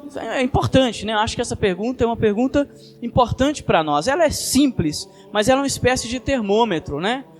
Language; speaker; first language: Portuguese; native; Portuguese